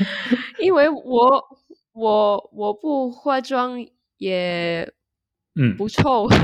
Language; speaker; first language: Chinese; non-native, learner; Indonesian